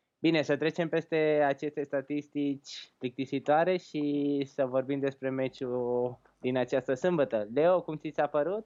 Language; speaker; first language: Romanian; native; Romanian